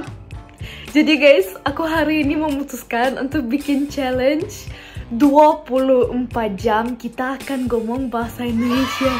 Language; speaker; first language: Indonesian; non-native, fluent; German